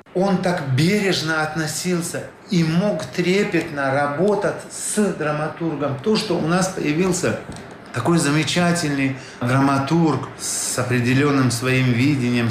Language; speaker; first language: Russian; non-native, local second language; Tajik